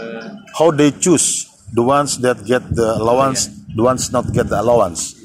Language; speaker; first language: English; non-native, learner; Indonesian